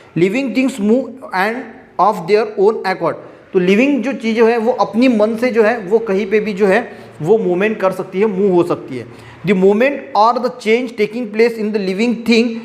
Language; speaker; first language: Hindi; non-native, local second language; Marathi